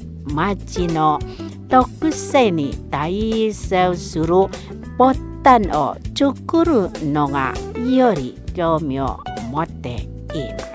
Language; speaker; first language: Japanese; non-native, fluent; Indonesian